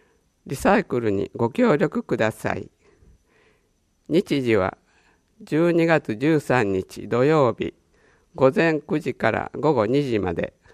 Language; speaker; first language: Japanese; native; Japanese